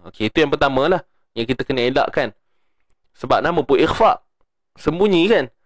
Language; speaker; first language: Malay; native; Malay